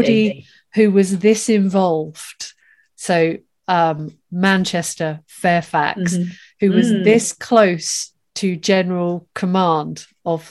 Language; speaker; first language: English; native; English